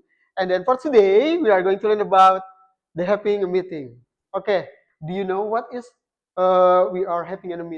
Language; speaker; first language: English; non-native, fluent; Indonesian